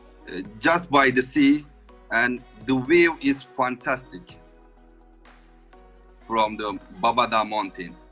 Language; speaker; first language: English; non-native, fluent; Turkish